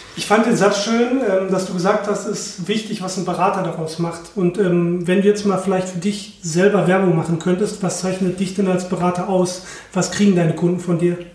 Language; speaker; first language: German; native; German